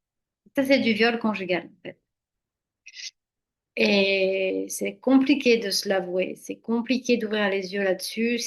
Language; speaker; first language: French; native; French